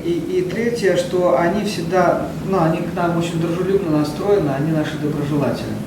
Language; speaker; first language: Russian; native; Russian